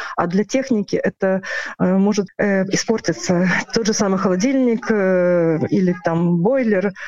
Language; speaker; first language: Russian; non-native, local second language; Ukrainian